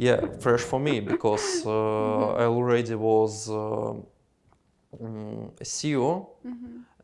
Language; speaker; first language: English; non-native, learner; Russian